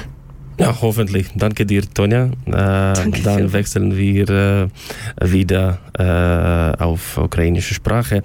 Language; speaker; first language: German; non-native, learner; Ukrainian